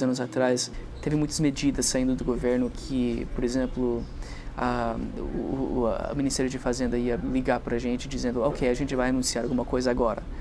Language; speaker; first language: Portuguese; non-native, fluent; English